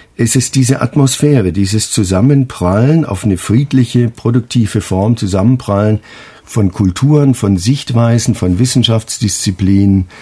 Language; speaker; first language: German; native; German